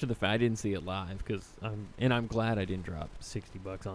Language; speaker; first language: English; native; English